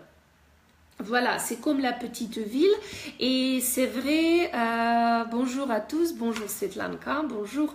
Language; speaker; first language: French; non-native, fluent; Russian